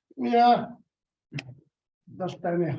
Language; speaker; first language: German; non-native, learner; Urdu